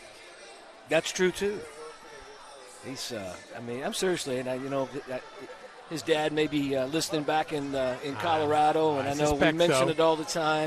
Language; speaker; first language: English; native; English